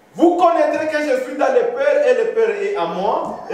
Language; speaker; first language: French; non-native, local second language; Swahili